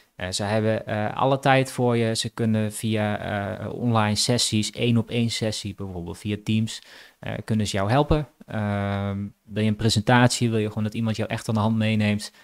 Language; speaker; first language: Dutch; native; Dutch